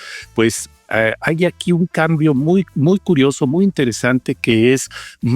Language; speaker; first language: Spanish; native; Spanish